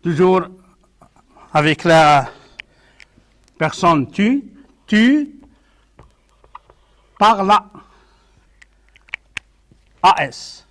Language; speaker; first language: French; non-native, local second language; Arabic